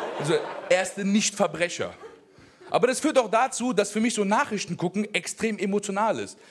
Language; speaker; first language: German; early bilingual, other home language; Persian